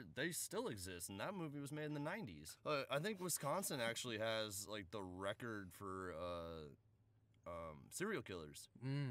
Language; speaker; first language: English; native; English